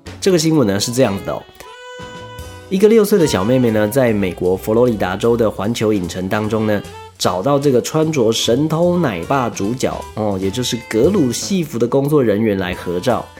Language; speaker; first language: Chinese; native; Chinese